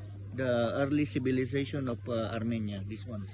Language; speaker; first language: English; non-native, local second language; Filipino